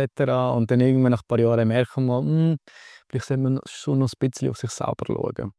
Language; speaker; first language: German; native; German